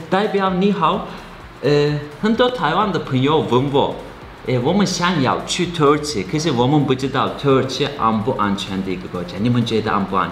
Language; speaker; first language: Chinese; non-native, learner; Turkish